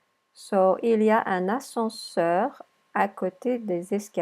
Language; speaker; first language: French; non-native, fluent; English